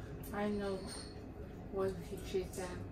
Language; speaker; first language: English; non-native, learner; Chinese